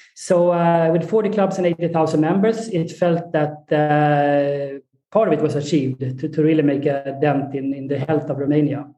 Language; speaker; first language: English; non-native, fluent; Swedish